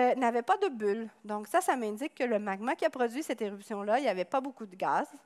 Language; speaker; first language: French; native; French